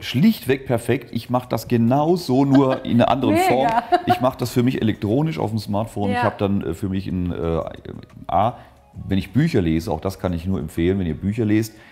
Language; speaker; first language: German; native; German